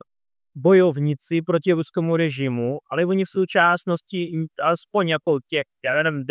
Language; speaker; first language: Czech; non-native, fluent; Russian